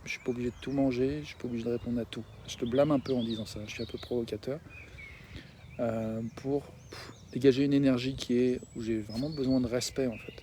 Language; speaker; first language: French; native; French